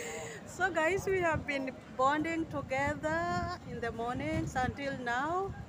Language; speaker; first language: English; non-native, learner; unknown